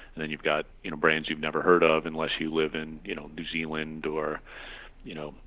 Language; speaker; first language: English; native; English